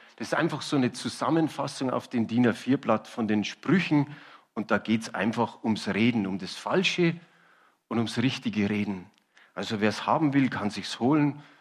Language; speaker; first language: German; native; German